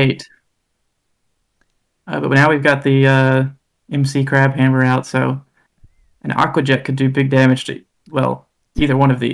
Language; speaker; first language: English; native; English